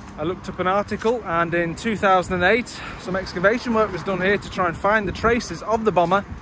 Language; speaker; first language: English; native; English